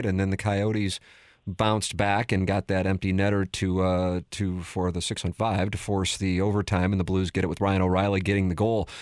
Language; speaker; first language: English; native; English